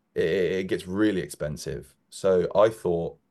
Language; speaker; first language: English; native; English